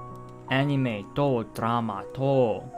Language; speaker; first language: Japanese; non-native, learner; English